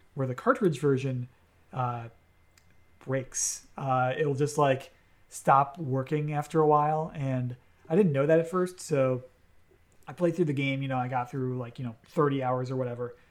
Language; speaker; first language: English; native; English